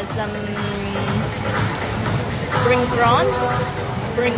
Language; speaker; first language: English; non-native, learner; Vietnamese